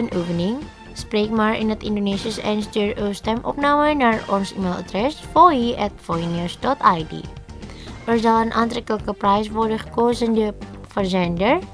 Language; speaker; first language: Dutch; non-native, learner; Indonesian